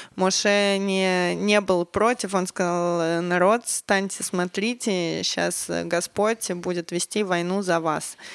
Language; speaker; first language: Russian; native; Russian